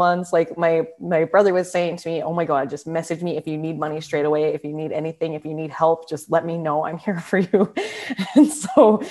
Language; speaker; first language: English; native; English